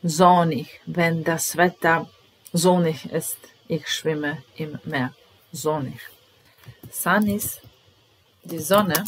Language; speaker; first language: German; non-native, fluent; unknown